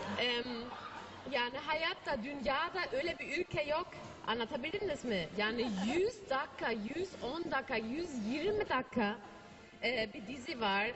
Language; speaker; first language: Turkish; non-native, learner; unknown